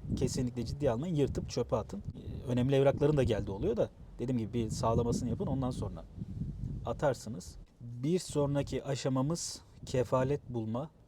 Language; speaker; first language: Turkish; native; Turkish